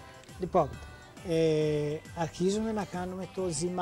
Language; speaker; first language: Greek; non-native, learner; Italian